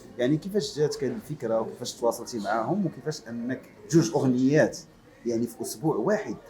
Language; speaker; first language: Arabic; native; Arabic